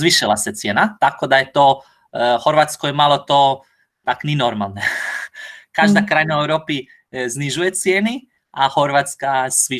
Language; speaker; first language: Slovak; non-native, learner; Croatian